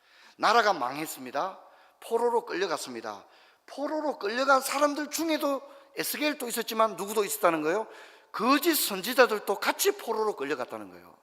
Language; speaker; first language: Korean; native; Korean